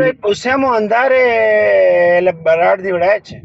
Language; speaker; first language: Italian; non-native, learner; Punjabi